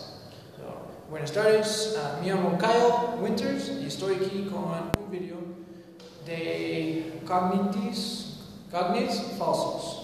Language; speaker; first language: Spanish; non-native, learner; English